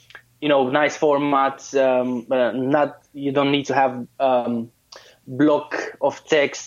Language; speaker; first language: English; non-native, fluent; Romanian